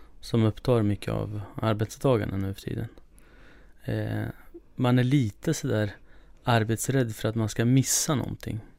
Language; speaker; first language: Swedish; early bilingual, other home language; Kurdish